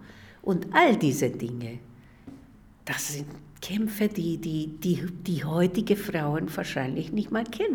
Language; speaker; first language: German; non-native, fluent; Spanish